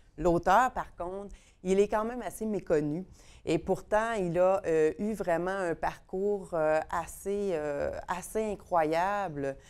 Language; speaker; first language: French; native; French